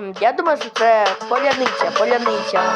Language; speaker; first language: Ukrainian; non-native, local second language; Russian